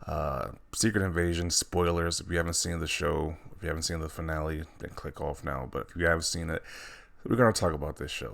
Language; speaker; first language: English; native; English